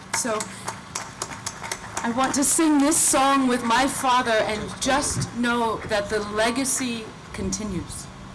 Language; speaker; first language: English; native; English